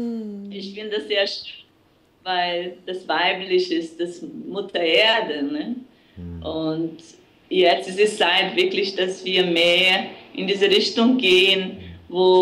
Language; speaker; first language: German; non-native, fluent; Portuguese